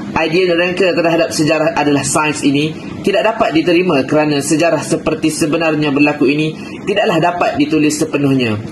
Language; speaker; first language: Malay; native; Malay